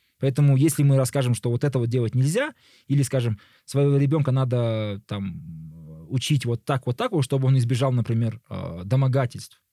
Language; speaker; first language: Russian; native; Russian